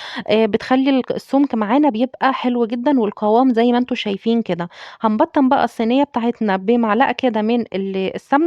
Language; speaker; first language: Arabic; native; Arabic